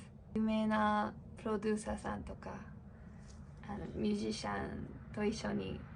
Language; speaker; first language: Japanese; non-native, fluent; English